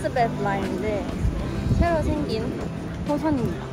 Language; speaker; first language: Korean; non-native, fluent; Thai